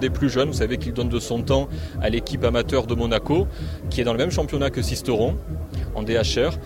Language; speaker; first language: French; native; French